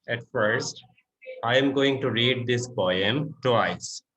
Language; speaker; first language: English; non-native, local second language; Bangla